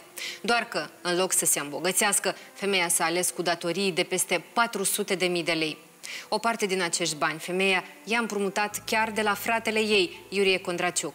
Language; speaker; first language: Romanian; native; Romanian